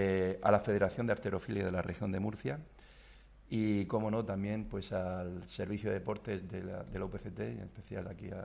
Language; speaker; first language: Spanish; native; Spanish